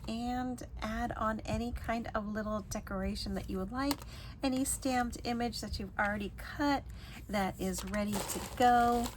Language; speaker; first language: English; native; English